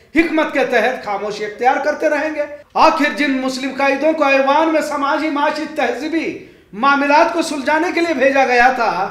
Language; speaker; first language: Hindi; non-native, local second language; Urdu